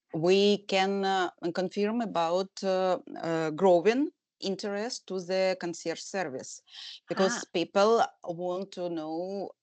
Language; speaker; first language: English; non-native, learner; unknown